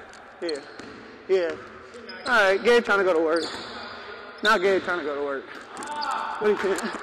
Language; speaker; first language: English; native; English